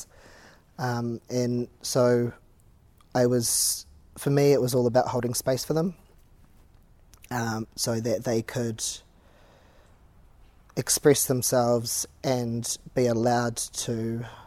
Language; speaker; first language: English; native; English